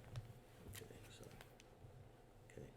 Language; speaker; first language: English; native; English